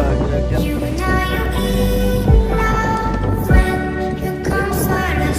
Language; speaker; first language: English; non-native, learner; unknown